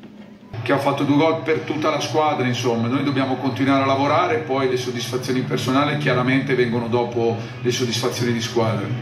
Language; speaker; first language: Italian; native; Italian